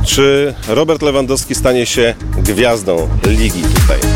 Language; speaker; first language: Polish; native; Polish